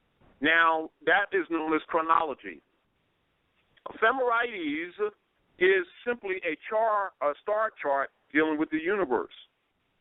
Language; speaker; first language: English; native; English